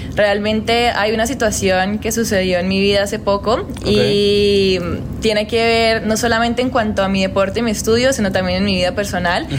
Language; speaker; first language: Spanish; native; Spanish